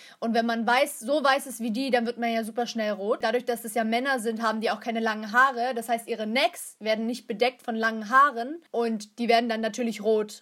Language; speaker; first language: German; early bilingual, other home language; Turkish